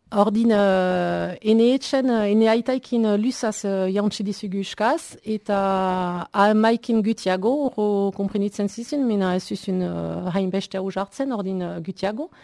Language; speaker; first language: Basque; native; Basque